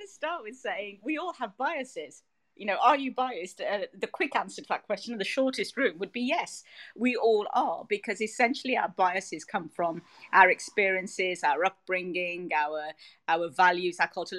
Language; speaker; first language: English; native; English